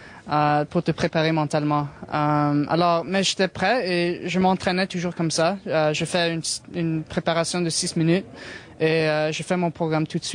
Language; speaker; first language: French; non-native, local second language; English